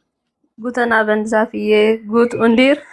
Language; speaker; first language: German; non-native, learner; Amharic